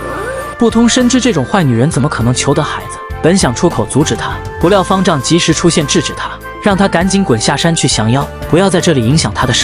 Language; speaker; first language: Chinese; native; Chinese